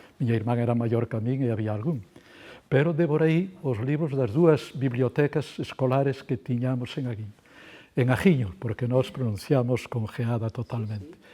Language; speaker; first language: Galician; native; Galician